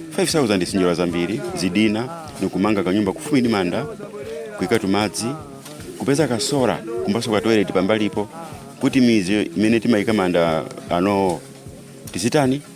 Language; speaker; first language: Nyanja; native; Nyanja